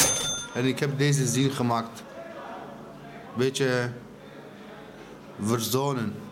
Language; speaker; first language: Dutch; non-native, learner; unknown